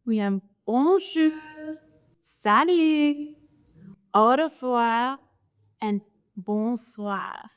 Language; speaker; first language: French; non-native, fluent; English